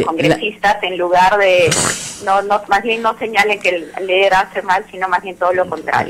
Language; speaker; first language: Spanish; native; Spanish